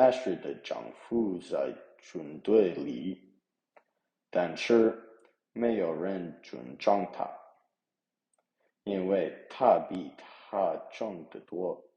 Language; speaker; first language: Chinese; non-native, learner; English